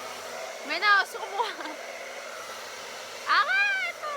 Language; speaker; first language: French; native; French